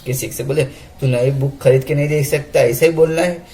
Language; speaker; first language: Hindi; non-native, local second language; Gujarati